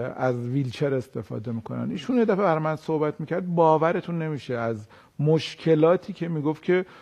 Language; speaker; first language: Persian; native; Persian